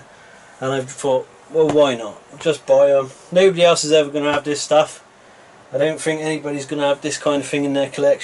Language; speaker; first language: English; native; English